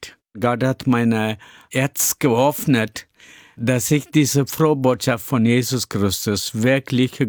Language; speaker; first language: German; non-native, learner; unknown